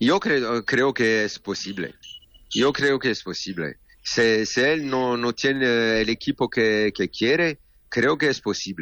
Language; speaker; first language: Spanish; non-native, learner; French